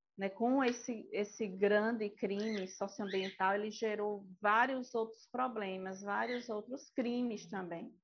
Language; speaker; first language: Portuguese; native; Portuguese